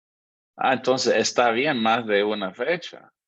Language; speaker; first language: Spanish; non-native, fluent; English